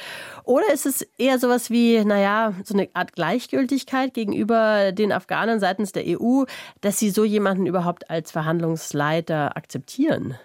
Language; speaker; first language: German; native; German